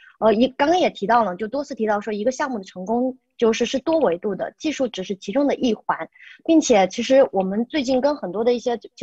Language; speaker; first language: Chinese; native; Chinese